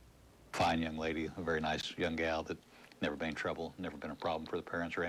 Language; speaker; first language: English; native; English